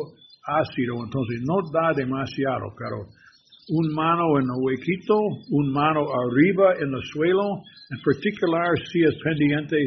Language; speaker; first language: Spanish; non-native, learner; English